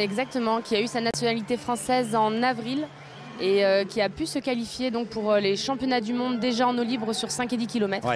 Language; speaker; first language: French; native; French